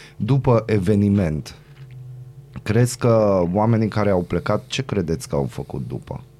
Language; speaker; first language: Romanian; non-native, local second language; Hungarian